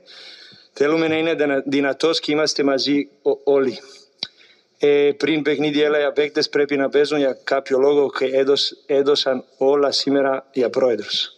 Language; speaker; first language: Greek; non-native, learner; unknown